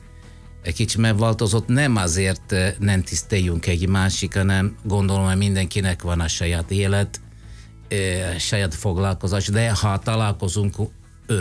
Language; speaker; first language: Hungarian; non-native, fluent; Italian